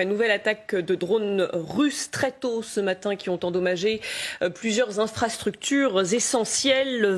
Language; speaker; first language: French; native; French